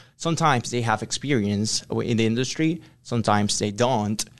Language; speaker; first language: English; non-native, fluent; Spanish